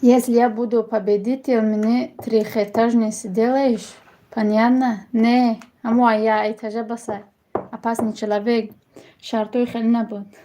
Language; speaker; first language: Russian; non-native, learner; Tajik